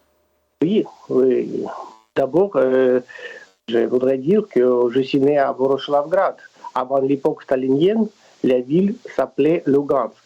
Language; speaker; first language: French; non-native, fluent; Russian